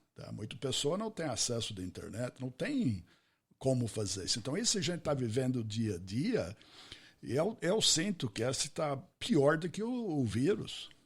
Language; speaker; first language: Portuguese; non-native, fluent; English